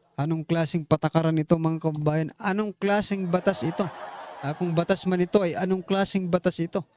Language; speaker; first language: Filipino; non-native, local second language; Waray